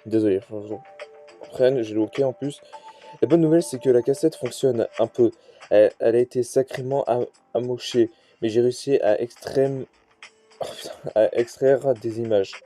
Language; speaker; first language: French; native; French